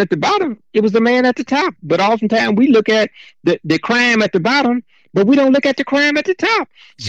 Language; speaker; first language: English; native; English